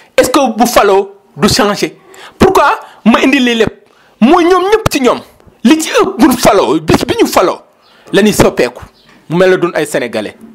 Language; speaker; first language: Wolof; native; Wolof